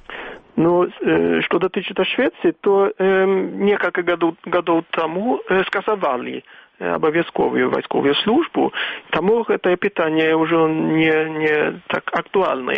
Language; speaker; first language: Belarusian; non-native, fluent; Swedish